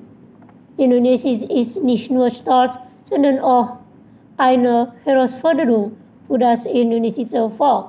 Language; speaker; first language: German; non-native, fluent; Indonesian